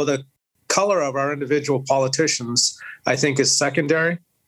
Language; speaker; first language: English; native; English